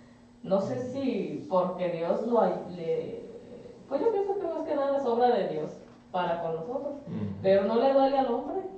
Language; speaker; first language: Spanish; native; Spanish